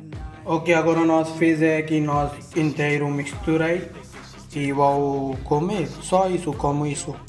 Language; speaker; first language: Portuguese; non-native, learner; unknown